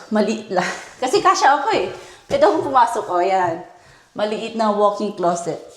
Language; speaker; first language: Filipino; native; Filipino